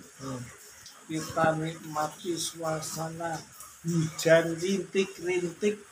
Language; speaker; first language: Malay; non-native, local second language; Javanese